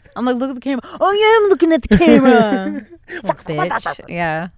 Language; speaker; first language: English; native; English